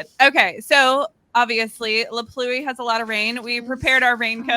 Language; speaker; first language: English; native; English